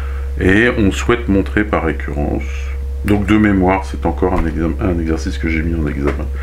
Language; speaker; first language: French; native; French